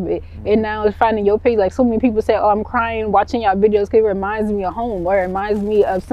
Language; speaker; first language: English; early bilingual, other home language; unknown